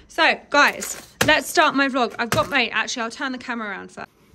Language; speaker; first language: English; native; English